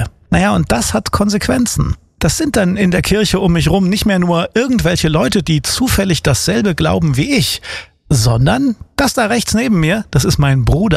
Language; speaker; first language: German; native; German